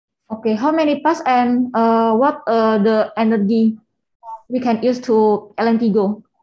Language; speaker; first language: English; non-native, learner; Indonesian